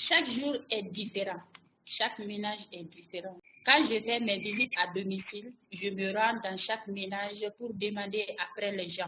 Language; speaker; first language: French; non-native, local second language; Bambara